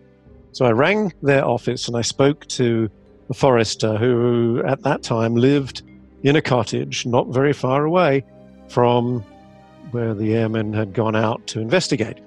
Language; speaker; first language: English; native; English